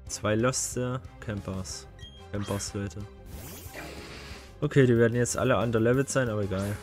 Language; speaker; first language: German; native; German